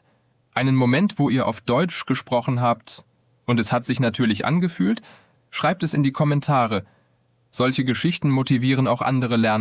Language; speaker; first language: German; non-native, fluent; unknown